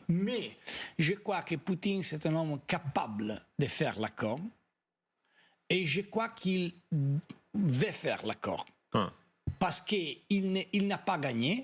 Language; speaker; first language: French; non-native, fluent; Italian